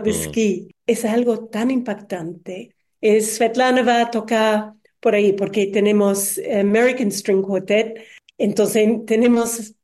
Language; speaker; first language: Spanish; non-native, fluent; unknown